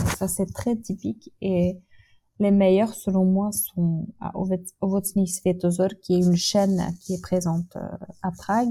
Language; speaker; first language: French; non-native, fluent; Czech